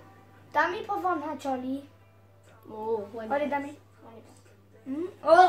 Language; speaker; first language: Polish; early bilingual, heritage; Polish